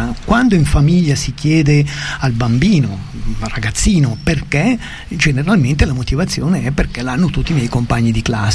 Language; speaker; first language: Italian; native; Italian